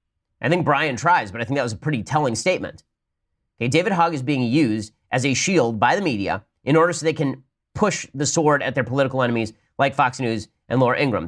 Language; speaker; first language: English; native; English